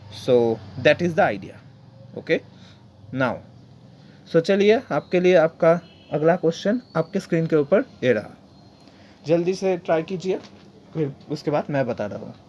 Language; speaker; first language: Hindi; non-native, local second language; Bangla